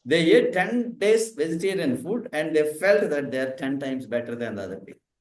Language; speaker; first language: English; non-native, local second language; Telugu